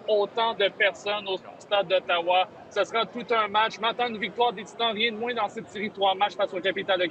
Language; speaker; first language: French; native; French